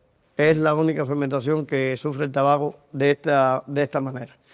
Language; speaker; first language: Spanish; native; Spanish